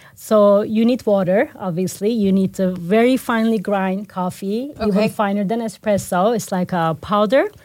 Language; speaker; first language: English; non-native, fluent; Turkish